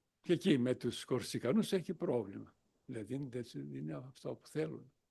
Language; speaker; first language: Greek; non-native, local second language; Macedonian